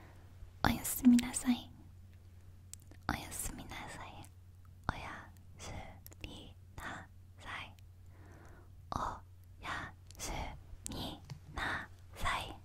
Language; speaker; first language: Japanese; non-native, learner; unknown